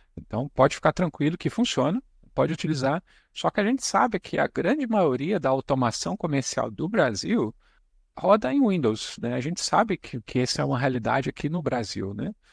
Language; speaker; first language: Portuguese; native; Portuguese